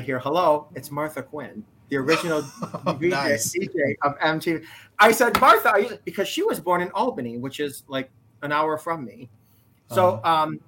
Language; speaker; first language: English; native; English